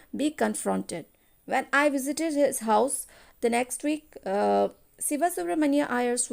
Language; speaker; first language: English; non-native, local second language; Assamese